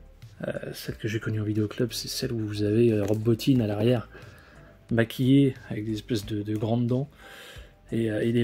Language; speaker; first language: French; native; French